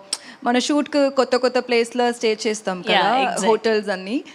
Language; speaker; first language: Telugu; non-native, learner; Tamil